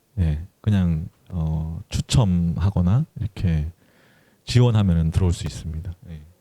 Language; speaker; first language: Korean; native; Korean